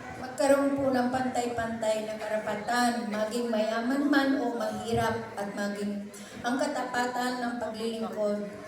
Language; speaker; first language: Filipino; native; Filipino